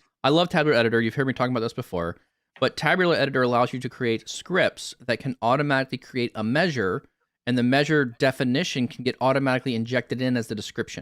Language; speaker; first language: English; native; English